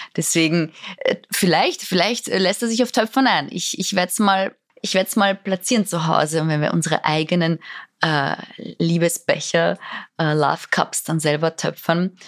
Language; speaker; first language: German; native; German